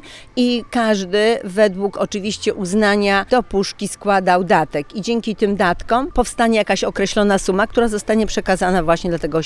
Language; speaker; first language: Polish; native; Polish